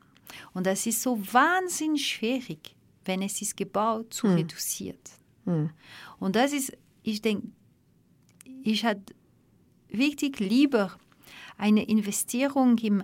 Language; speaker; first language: German; non-native, fluent; French